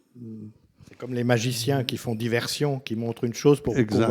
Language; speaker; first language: French; native; French